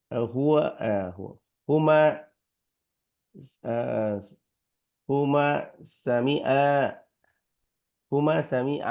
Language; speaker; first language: Arabic; non-native, learner; Indonesian